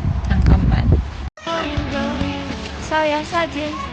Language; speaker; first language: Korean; non-native, learner; Filipino